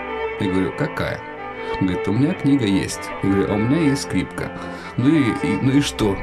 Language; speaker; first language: Russian; native; Russian